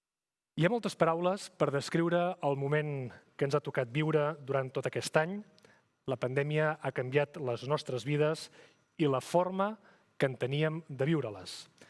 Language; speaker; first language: Catalan; native; Catalan